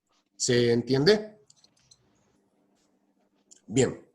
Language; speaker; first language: Spanish; native; Spanish